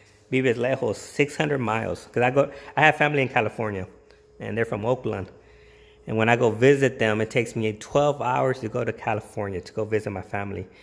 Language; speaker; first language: English; early bilingual, other home language; Spanish